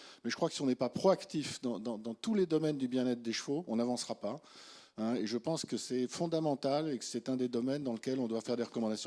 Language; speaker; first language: French; native; French